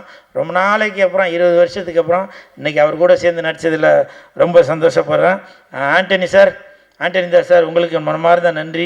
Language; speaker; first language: Tamil; native; Tamil